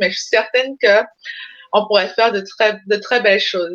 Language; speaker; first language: French; native; French